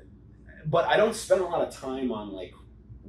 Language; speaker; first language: English; native; English